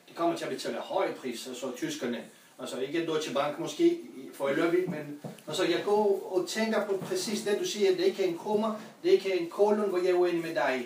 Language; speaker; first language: Danish; non-native, fluent; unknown